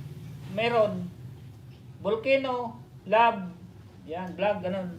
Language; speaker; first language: Filipino; non-native, local second language; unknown